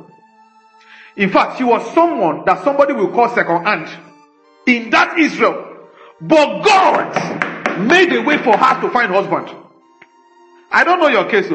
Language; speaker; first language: English; non-native, local second language; Yoruba